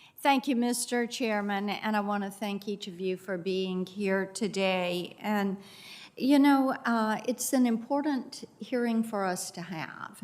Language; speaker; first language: English; native; English